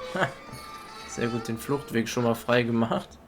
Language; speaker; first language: German; native; German